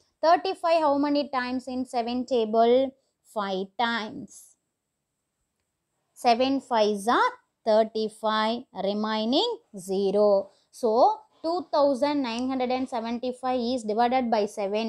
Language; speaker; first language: English; non-native, local second language; Tamil